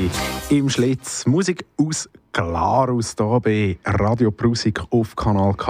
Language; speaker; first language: German; native; German